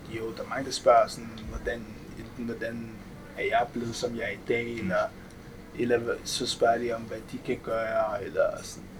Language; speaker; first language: Danish; early bilingual, other home language; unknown